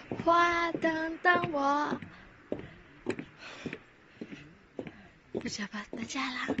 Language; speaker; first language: Chinese; non-native, learner; Indonesian